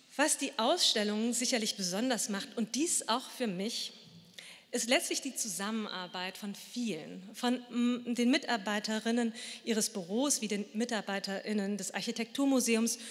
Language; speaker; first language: German; native; German